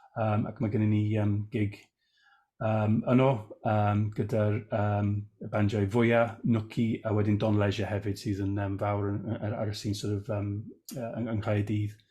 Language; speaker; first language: Welsh; non-native, local second language; English